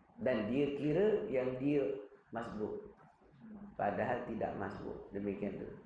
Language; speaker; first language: Malay; native; Malay